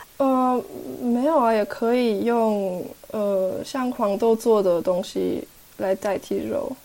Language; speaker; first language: Chinese; early bilingual, heritage; Chinese